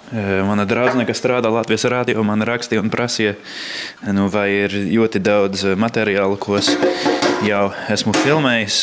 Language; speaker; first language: Latvian; non-native, fluent; English